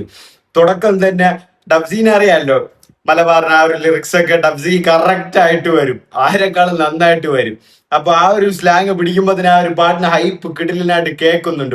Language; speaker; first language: Malayalam; native; Malayalam